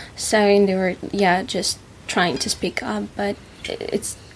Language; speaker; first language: English; non-native, fluent; Russian